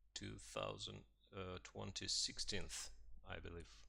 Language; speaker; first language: English; non-native, fluent; Russian